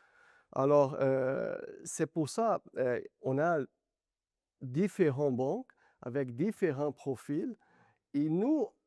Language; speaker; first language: French; non-native, fluent; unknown